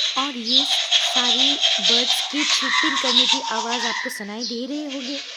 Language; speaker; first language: Hindi; non-native, local second language; Assamese